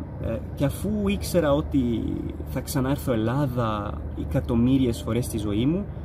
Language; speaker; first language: Greek; non-native, fluent; Arabic